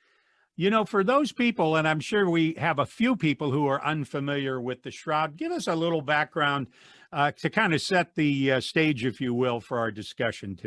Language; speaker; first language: English; native; English